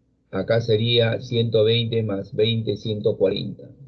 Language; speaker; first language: Spanish; native; Spanish